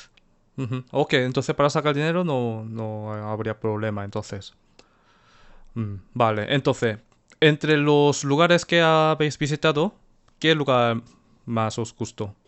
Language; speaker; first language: Spanish; non-native, fluent; Korean